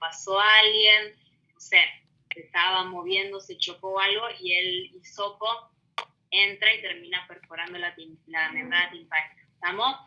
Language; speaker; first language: Spanish; native; Spanish